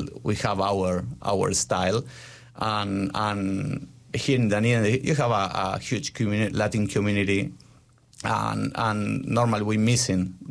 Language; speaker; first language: English; non-native, learner; Spanish